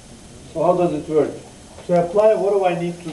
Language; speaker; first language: English; non-native, fluent; Turkish